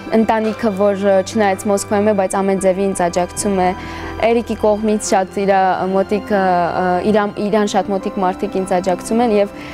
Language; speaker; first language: Armenian; early bilingual, heritage; Armenian